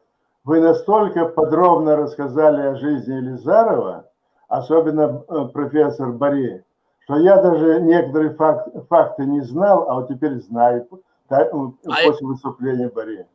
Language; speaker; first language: Russian; native; Russian